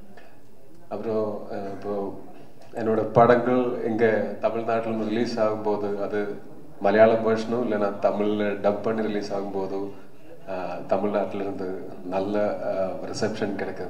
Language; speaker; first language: Tamil; non-native, learner; Malayalam